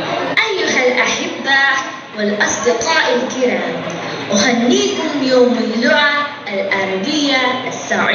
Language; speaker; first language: Arabic; non-native, learner; Malayalam